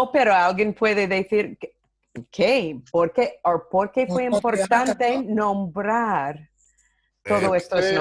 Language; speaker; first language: Spanish; non-native, fluent; English